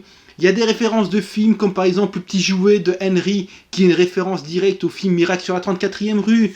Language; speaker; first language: French; native; French